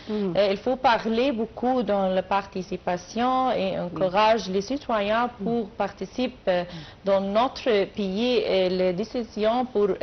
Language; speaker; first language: French; non-native, learner; Arabic